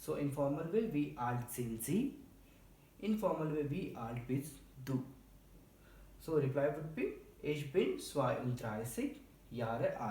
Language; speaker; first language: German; non-native, learner; Hindi